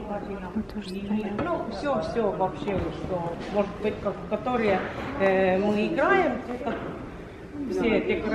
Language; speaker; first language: Russian; non-native, local second language; Estonian